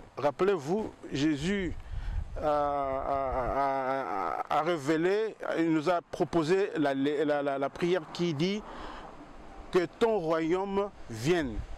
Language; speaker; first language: French; non-native, local second language; Lingala